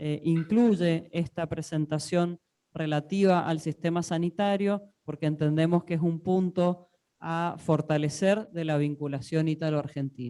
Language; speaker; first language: Spanish; native; Spanish